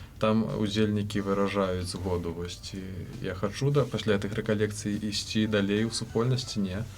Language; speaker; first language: Belarusian; native; Belarusian